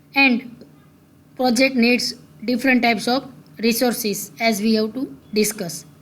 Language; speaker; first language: English; non-native, local second language; Gujarati